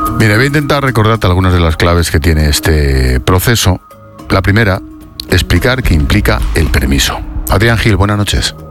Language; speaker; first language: Spanish; native; Spanish